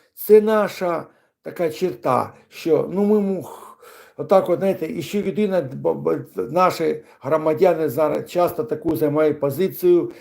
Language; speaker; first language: Ukrainian; non-native, local second language; Russian